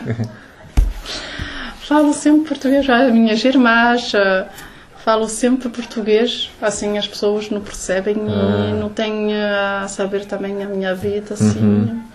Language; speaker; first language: Portuguese; early bilingual, heritage; Portuguese